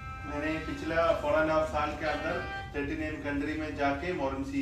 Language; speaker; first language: Hindi; non-native, fluent; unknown